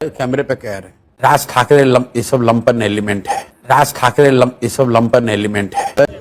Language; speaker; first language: Hindi; native; Hindi